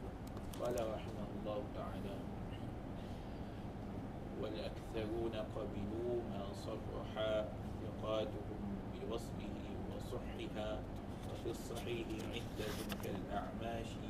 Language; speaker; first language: Arabic; non-native, learner; Malay